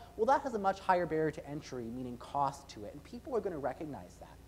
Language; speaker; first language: English; native; English